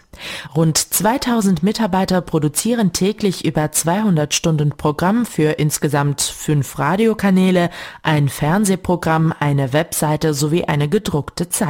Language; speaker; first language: German; native; German